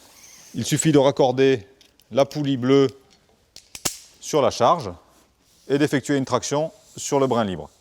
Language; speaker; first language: French; native; French